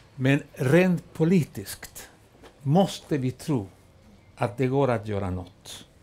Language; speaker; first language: Swedish; non-native, fluent; Spanish